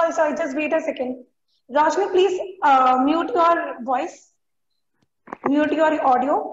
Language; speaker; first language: English; non-native, local second language; Hindi